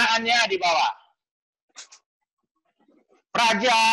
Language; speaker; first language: Indonesian; native; Indonesian